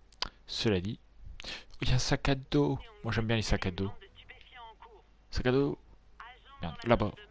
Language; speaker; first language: French; native; French